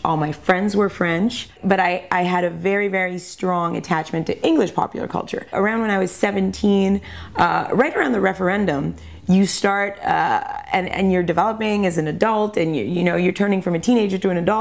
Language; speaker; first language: English; early bilingual, other home language; French